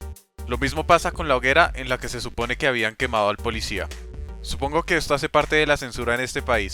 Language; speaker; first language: Spanish; native; Spanish